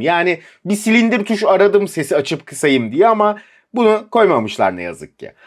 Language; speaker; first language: Turkish; native; Turkish